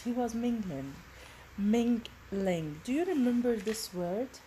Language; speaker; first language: English; non-native, fluent; Arabic